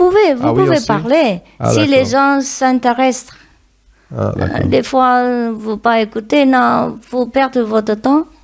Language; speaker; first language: French; non-native, learner; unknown